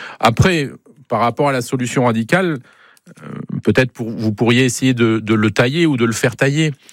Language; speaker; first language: French; native; French